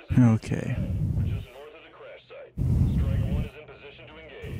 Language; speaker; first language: English; native; English